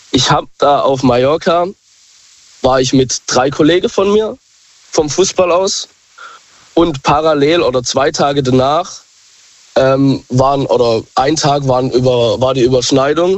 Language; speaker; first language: German; native; German